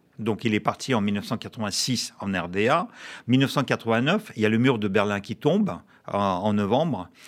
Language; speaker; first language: French; non-native, fluent; Russian